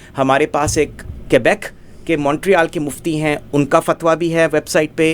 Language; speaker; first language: Urdu; native; Urdu